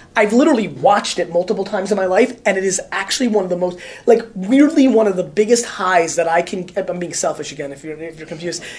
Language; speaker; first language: English; native; English